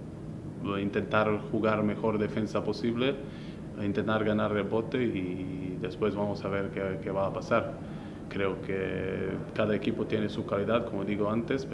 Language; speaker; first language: Spanish; non-native, fluent; Slovenian